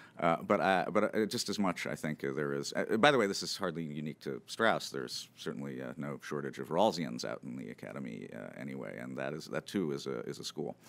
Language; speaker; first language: English; native; English